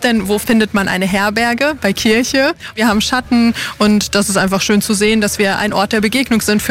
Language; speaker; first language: German; native; German